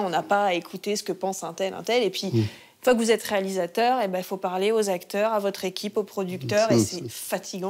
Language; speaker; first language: French; native; French